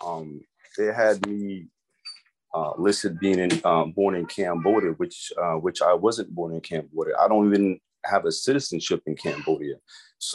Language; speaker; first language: English; early bilingual, other home language; Khmer